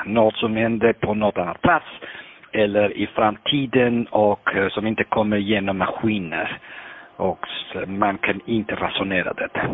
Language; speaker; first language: Swedish; non-native, fluent; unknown